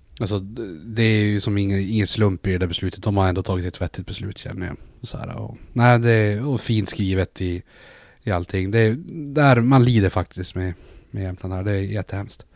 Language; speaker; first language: Swedish; native; Swedish